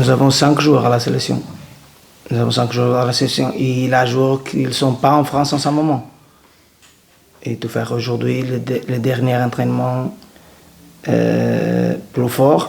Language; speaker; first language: French; non-native, learner; Portuguese